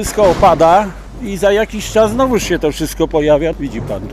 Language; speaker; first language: Polish; native; Polish